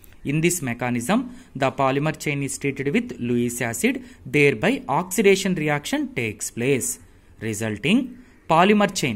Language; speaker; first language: English; non-native, local second language; Telugu